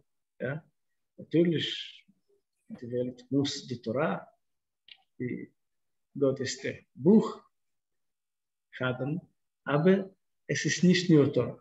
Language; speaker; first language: German; non-native, fluent; Russian